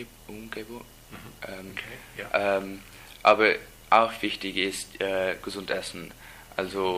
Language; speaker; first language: German; non-native, learner; English